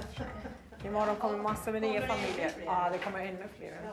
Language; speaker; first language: Swedish; non-native, fluent; Arabic